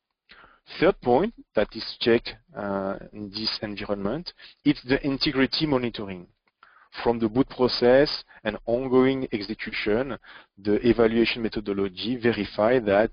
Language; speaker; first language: English; non-native, fluent; French